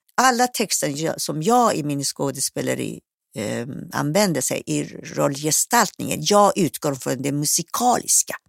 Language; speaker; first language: Swedish; non-native, fluent; Persian